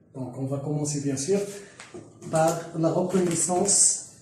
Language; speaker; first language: French; non-native, local second language; Arabic